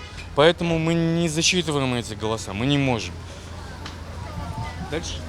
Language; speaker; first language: Russian; native; Russian